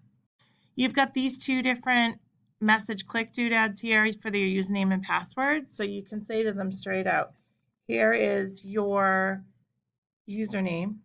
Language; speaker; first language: English; native; English